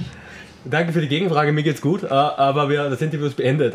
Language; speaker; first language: German; native; German